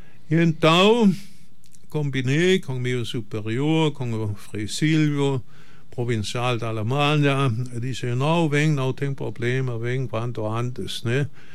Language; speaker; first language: Portuguese; non-native, fluent; German